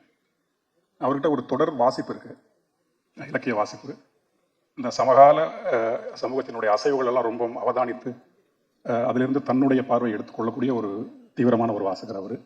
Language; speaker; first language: Tamil; native; Tamil